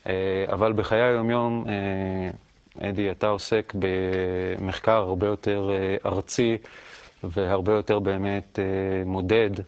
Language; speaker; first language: Hebrew; native; Hebrew